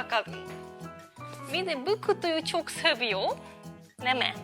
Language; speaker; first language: Turkish; non-native, learner; Japanese